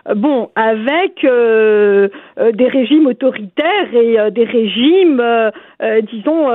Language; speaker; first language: French; non-native, local second language; Arabic